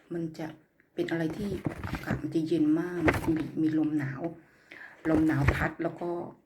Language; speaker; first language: Thai; native; Thai